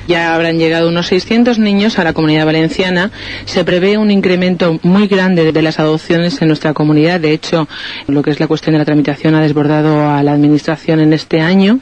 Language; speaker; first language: Spanish; native; Spanish